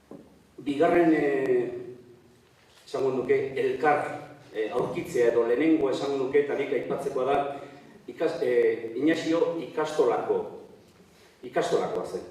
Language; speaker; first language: Basque; native; Basque